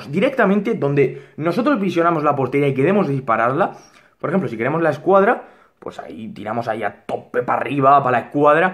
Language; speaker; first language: Spanish; native; Spanish